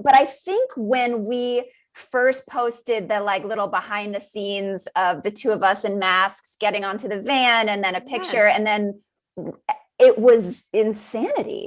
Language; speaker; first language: English; native; English